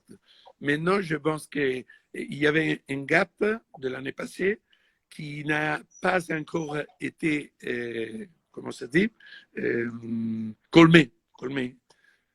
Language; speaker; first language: French; non-native, fluent; Italian